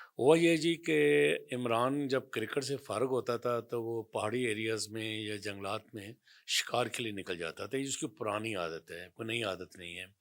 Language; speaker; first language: Urdu; non-native, local second language; Punjabi